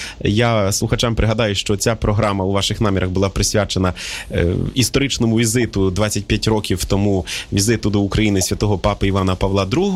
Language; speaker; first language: Ukrainian; native; Ukrainian